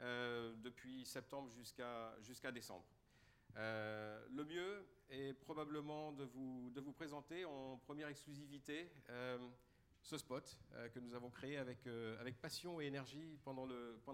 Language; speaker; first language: French; native; French